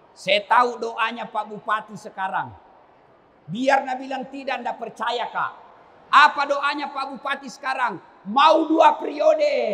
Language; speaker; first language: Indonesian; native; Indonesian